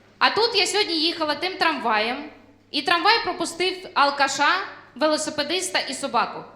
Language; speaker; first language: Ukrainian; non-native, local second language; Russian